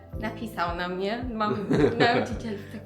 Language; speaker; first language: Polish; non-native, learner; Persian